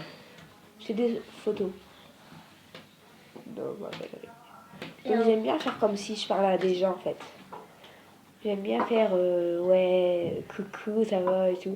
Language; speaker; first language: French; native; French